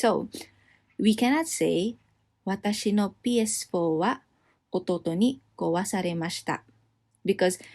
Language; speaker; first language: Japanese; non-native, fluent; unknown